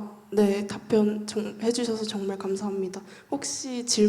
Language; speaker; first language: Korean; native; Korean